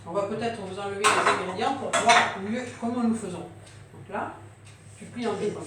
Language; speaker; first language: French; native; French